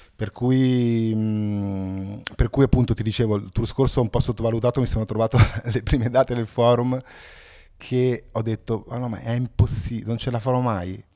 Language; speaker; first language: Italian; native; Italian